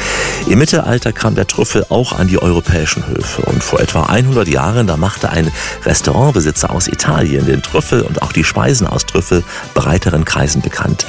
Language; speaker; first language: German; native; German